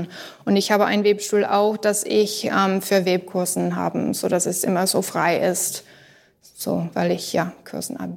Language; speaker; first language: German; non-native, learner; English